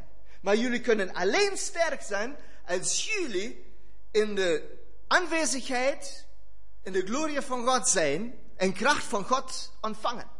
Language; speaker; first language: Dutch; non-native, fluent; German